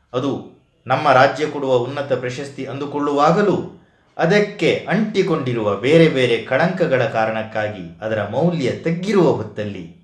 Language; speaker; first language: Kannada; native; Kannada